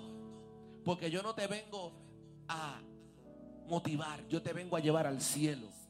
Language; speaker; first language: Spanish; native; Spanish